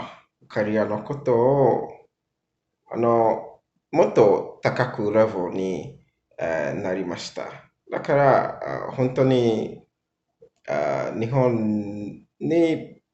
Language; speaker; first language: Japanese; non-native, learner; English